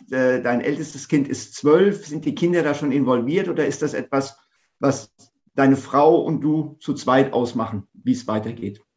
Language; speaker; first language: German; native; German